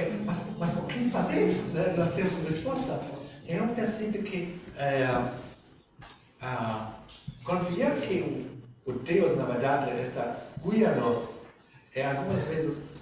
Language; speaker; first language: Portuguese; non-native, learner; German